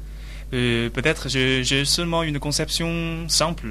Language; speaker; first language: French; non-native, learner; Chinese